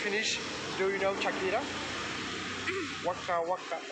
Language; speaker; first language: English; non-native, fluent; French